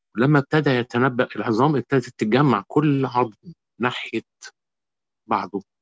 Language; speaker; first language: Arabic; native; Arabic